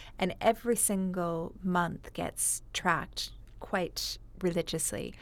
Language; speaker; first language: English; native; English